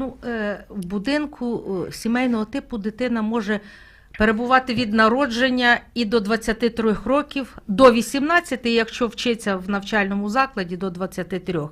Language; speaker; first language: Ukrainian; native; Ukrainian